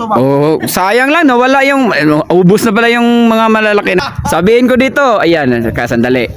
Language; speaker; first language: Filipino; non-native, local second language; Cebuano